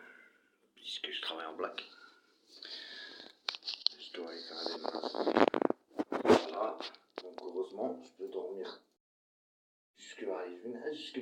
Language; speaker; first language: French; early bilingual, other home language; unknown